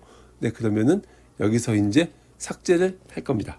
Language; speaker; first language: Korean; native; Korean